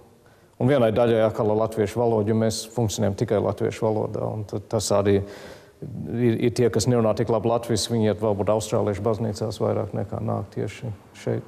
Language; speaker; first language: Latvian; early bilingual, heritage; Latvian